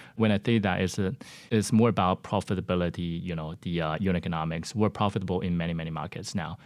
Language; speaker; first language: English; non-native, fluent; Chinese